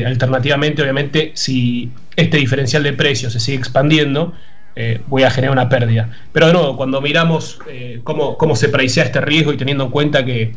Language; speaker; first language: Spanish; native; Spanish